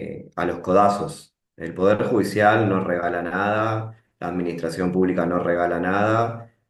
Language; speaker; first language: Spanish; native; Spanish